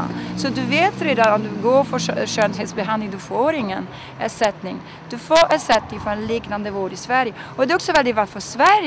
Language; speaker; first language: Swedish; non-native, fluent; Italian